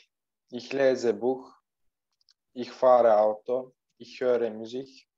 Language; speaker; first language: German; non-native, learner; Turkish